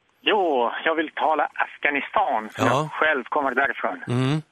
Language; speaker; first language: Swedish; non-native, fluent; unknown